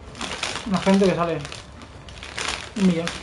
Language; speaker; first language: Spanish; native; Spanish